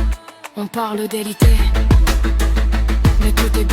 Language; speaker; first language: French; native; French